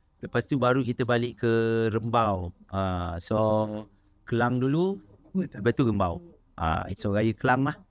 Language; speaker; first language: Malay; native; Malay